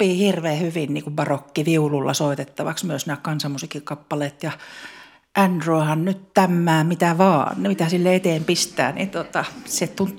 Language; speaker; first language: Finnish; native; Finnish